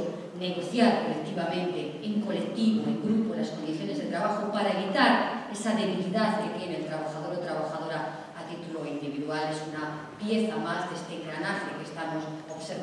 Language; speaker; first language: Spanish; native; Spanish